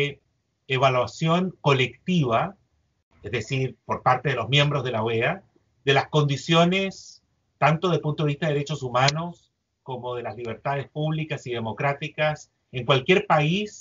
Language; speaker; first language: Spanish; native; Spanish